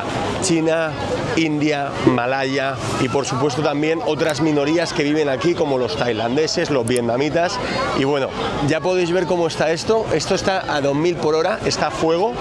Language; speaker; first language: Spanish; native; Spanish